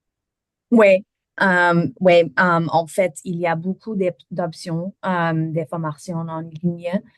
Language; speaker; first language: French; non-native, learner; German